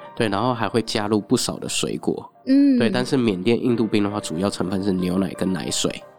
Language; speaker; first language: Chinese; early bilingual, other home language; Burmese